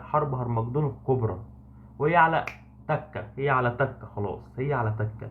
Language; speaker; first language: Arabic; native; Arabic